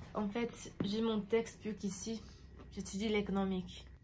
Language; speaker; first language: French; non-native, fluent; English